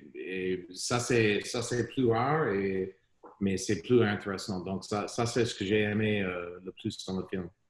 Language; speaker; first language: French; non-native, learner; English